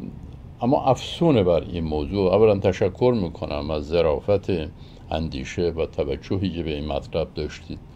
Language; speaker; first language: Persian; native; Persian